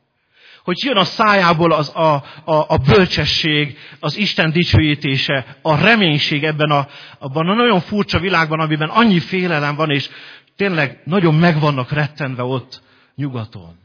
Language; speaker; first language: Hungarian; native; Hungarian